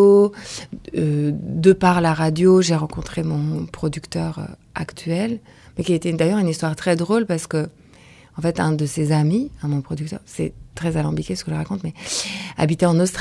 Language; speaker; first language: French; early bilingual, other home language; Lithuanian